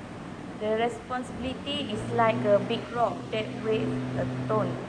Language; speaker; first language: English; non-native, learner; Malay